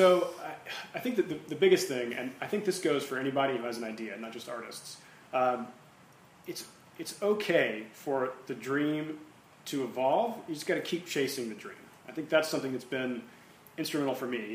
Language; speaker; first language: English; native; English